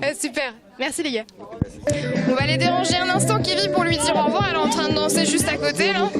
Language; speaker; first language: French; native; French